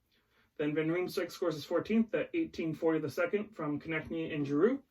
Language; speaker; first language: English; native; English